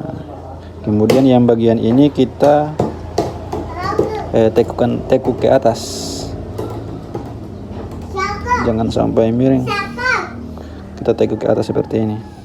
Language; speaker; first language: Indonesian; native; Indonesian